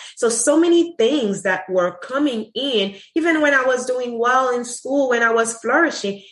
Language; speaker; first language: English; non-native, fluent; Haitian Creole